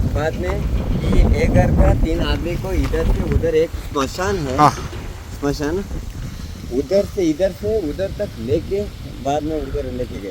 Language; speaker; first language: Hindi; non-native, local second language; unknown